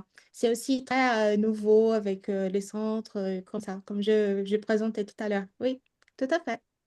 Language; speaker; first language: French; non-native, fluent; Portuguese